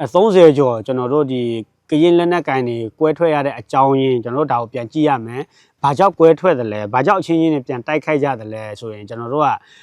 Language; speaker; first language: Burmese; non-native, local second language; S'gaw Karen